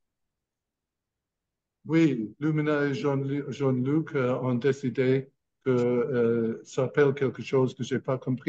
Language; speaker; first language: French; non-native, fluent; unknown